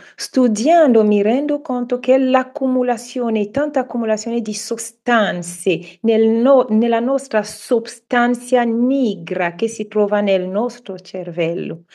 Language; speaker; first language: Italian; non-native, fluent; French